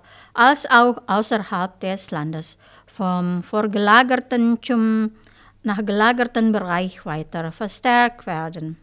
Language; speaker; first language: German; non-native, fluent; Indonesian